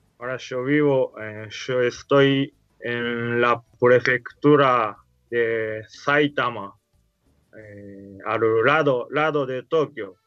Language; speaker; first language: Spanish; non-native, learner; Japanese